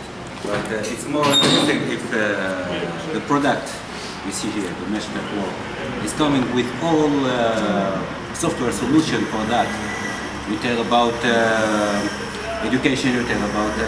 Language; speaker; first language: English; non-native, fluent; Arabic